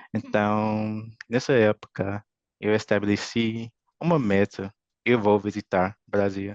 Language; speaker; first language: Portuguese; non-native, fluent; English